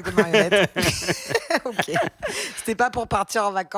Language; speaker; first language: French; native; French